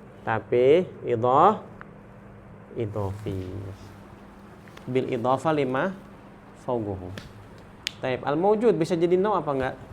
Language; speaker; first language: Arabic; non-native, fluent; Indonesian